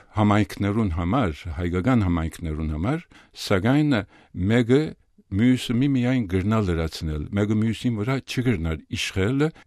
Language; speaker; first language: Armenian; early bilingual, heritage; Armenian